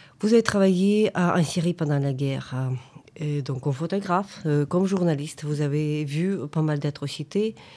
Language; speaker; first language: French; non-native, fluent; Ukrainian